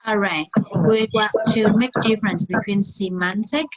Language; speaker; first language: English; non-native, fluent; Vietnamese